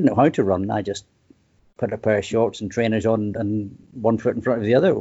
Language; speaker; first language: English; native; English